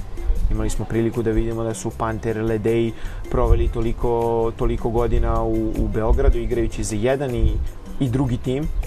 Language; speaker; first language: Serbian; native; Serbian